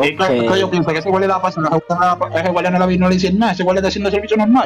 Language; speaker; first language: Spanish; native; Spanish